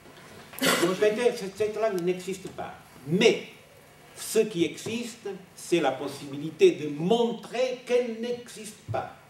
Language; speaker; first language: French; non-native, fluent; Italian